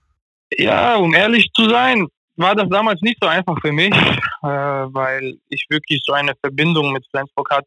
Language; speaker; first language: German; non-native, fluent; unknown